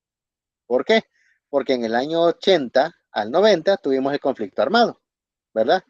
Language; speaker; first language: Spanish; native; Spanish